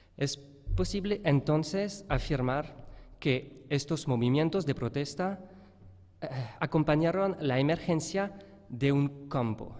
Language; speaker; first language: Spanish; non-native, fluent; French